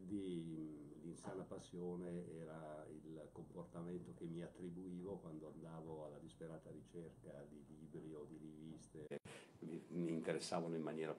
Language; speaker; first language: Italian; native; Italian